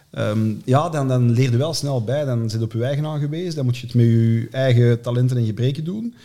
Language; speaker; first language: Dutch; native; Dutch